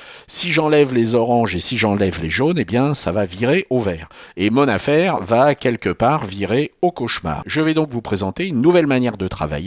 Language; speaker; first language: French; native; French